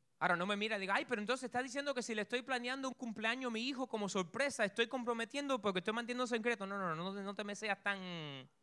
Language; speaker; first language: Spanish; early bilingual, heritage; Spanish